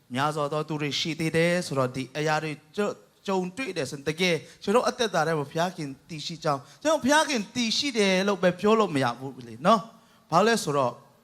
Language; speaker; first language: Burmese; non-native, local second language; Tedim Chin